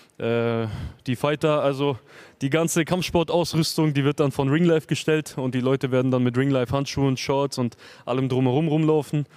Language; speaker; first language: German; native; German